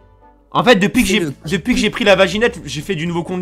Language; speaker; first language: French; native; French